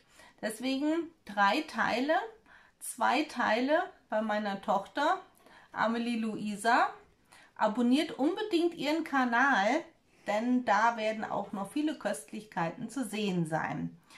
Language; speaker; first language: German; native; German